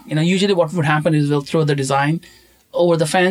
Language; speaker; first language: English; non-native, local second language; Konkani